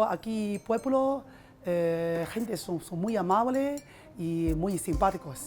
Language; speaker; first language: Spanish; non-native, learner; Chinese